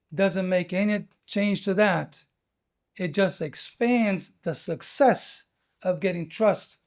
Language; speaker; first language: English; non-native, fluent; Portuguese